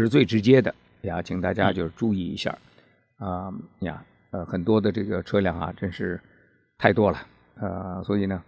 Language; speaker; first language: Chinese; native; Chinese